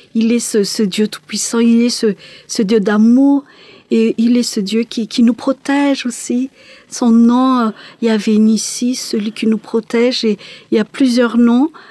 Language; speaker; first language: French; non-native, local second language; Malagasy